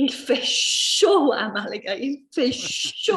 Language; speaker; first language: French; non-native, fluent; English